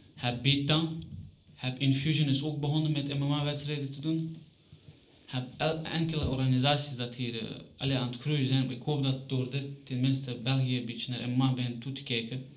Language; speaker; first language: Dutch; non-native, fluent; Chechen